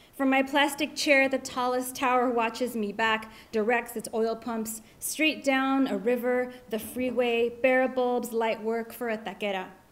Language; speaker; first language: English; early bilingual, other home language; Spanish